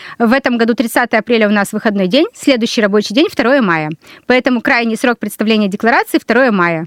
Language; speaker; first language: Russian; native; Russian